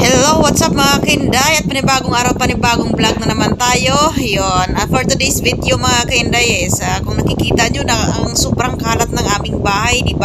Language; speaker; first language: Filipino; non-native, local second language; Cebuano